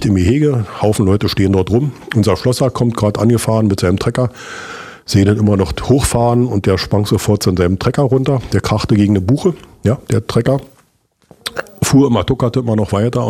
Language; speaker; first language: German; native; German